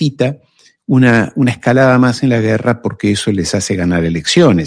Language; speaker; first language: Spanish; native; Spanish